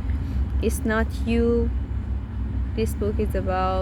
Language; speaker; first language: English; non-native, learner; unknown